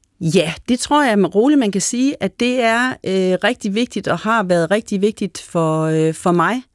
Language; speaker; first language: Danish; native; Danish